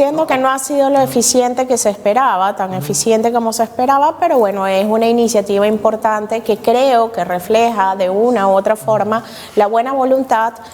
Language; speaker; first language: Spanish; native; Spanish